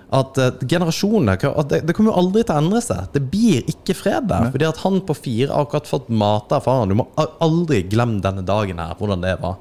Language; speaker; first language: Norwegian; native; Norwegian